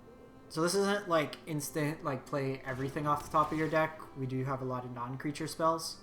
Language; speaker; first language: English; native; English